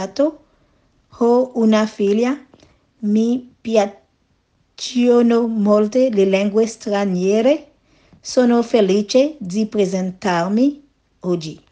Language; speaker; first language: Italian; non-native, learner; Haitian Creole